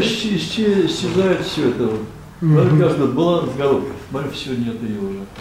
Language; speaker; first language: Russian; native; Russian